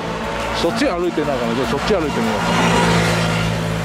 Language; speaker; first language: Japanese; native; Japanese